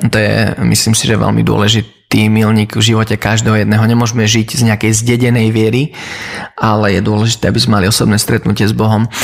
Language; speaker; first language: Slovak; early bilingual, heritage; Slovak